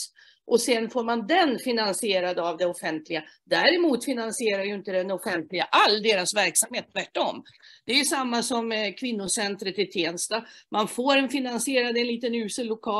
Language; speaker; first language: Swedish; native; Swedish